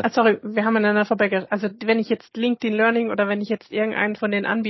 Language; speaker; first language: German; native; German